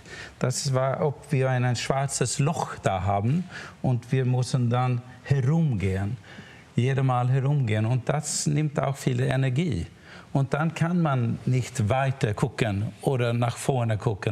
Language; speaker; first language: German; non-native, learner; Swedish